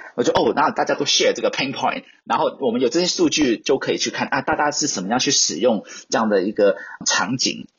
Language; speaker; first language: Chinese; non-native, local second language; Cantonese